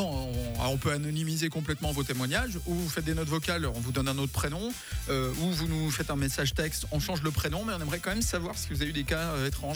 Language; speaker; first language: French; native; French